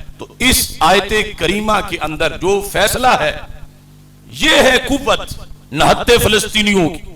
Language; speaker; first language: Urdu; non-native, local second language; Punjabi